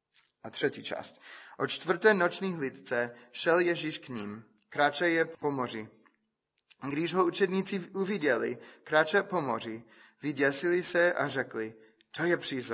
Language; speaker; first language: Czech; non-native, fluent; English